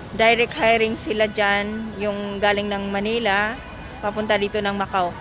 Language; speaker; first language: Filipino; non-native, local second language; Cebuano